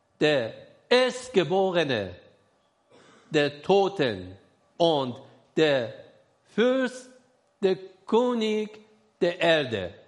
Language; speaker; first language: German; non-native, learner; Persian